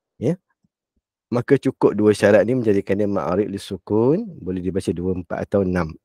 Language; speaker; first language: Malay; native; Malay